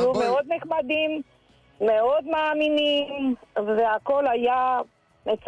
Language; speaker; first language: Hebrew; non-native, fluent; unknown